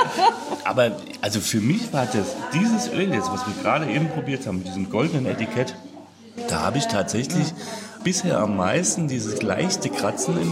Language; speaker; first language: German; native; German